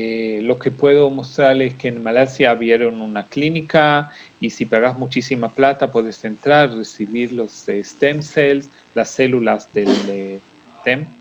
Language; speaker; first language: Spanish; non-native, fluent; Hebrew